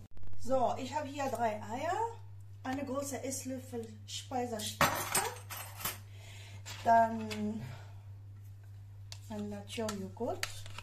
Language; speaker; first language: German; non-native, fluent; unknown